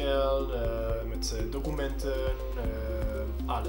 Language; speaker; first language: Dutch; non-native, fluent; Spanish